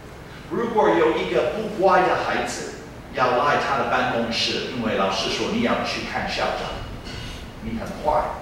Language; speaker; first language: Chinese; non-native, fluent; English